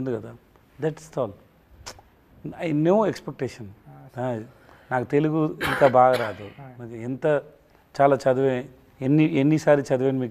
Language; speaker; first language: Telugu; non-native, learner; Tamil